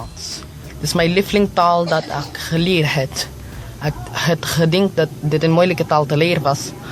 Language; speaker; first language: Dutch; non-native, learner; Filipino